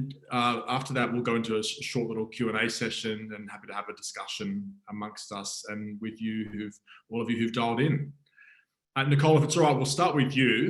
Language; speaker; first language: English; native; English